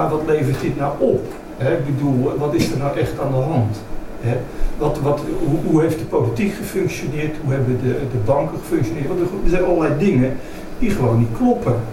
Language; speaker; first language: Dutch; native; Dutch